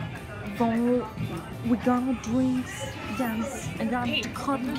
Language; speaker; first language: English; non-native, fluent; Danish